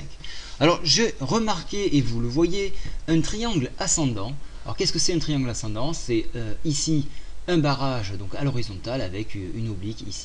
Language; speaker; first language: French; native; French